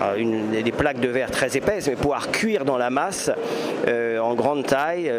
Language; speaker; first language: French; native; French